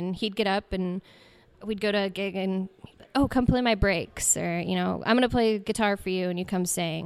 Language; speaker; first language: English; native; English